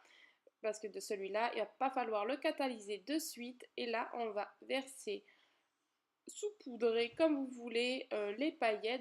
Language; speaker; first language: French; native; French